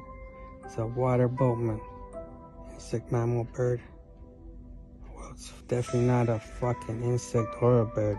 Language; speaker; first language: English; native; English